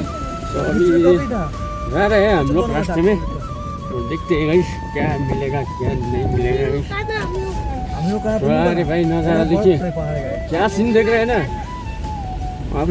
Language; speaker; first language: Hindi; non-native, local second language; Nepali